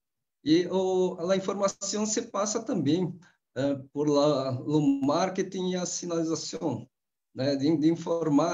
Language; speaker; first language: Spanish; non-native, fluent; Portuguese